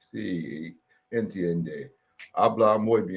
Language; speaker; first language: Spanish; non-native, learner; English